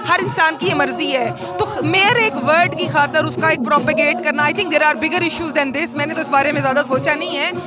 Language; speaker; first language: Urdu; early bilingual, heritage; Urdu